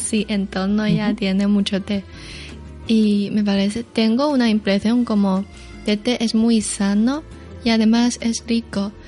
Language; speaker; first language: Spanish; non-native, learner; Chinese